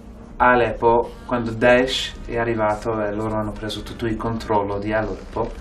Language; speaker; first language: Italian; non-native, fluent; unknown